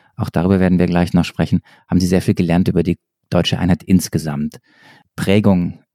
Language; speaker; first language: German; native; German